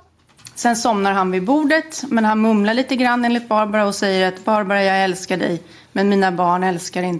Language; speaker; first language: Swedish; native; Swedish